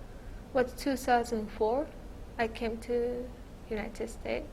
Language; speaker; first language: English; non-native, fluent; Japanese